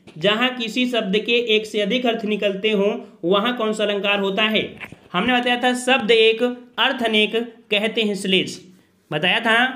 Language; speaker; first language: Hindi; native; Hindi